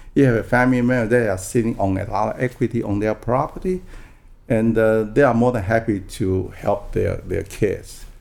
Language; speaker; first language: English; non-native, fluent; Min Nan Chinese